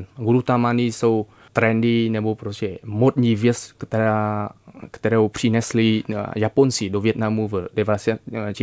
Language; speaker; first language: Czech; non-native, fluent; Vietnamese